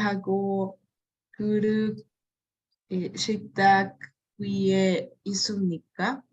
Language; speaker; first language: Korean; non-native, learner; Spanish